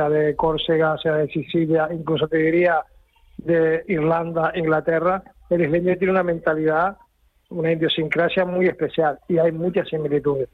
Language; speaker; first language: Spanish; native; Spanish